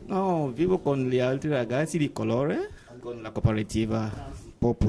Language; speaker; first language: Italian; non-native, learner; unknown